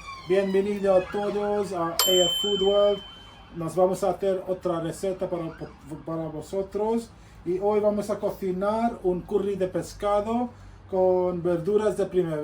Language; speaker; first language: Spanish; non-native, fluent; Bangla